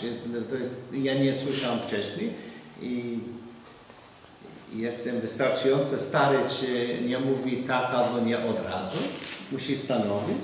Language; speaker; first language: Polish; non-native, learner; English